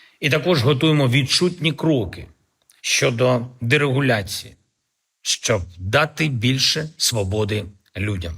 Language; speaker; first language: Ukrainian; native; Ukrainian